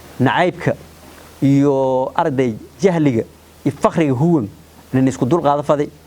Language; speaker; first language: Somali; non-native, local second language; Maay